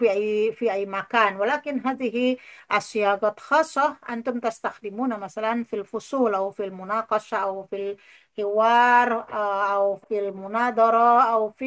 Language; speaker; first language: Arabic; non-native, fluent; Indonesian